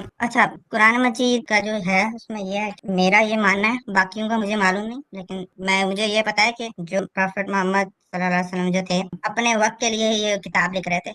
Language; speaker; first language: Urdu; non-native, local second language; Punjabi